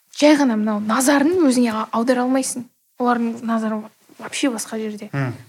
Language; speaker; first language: Kazakh; native; Kazakh